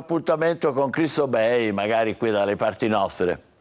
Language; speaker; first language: Italian; native; Italian